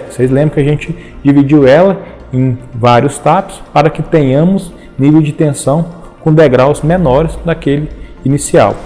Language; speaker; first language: Portuguese; native; Portuguese